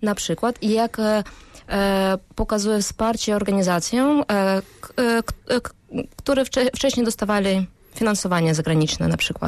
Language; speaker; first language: Polish; non-native, fluent; Russian